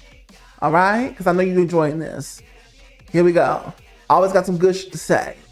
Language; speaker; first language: English; native; English